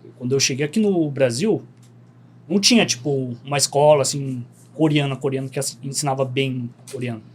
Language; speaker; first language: Portuguese; early bilingual, other home language; Korean